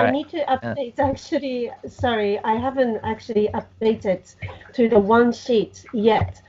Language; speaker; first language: English; non-native, fluent; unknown